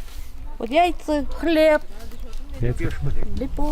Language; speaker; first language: Russian; non-native, local second language; Uzbek